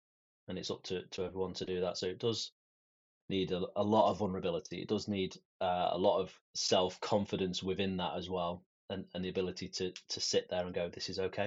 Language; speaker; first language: English; native; English